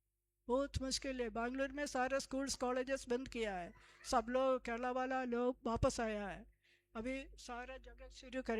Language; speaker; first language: Hindi; non-native, local second language; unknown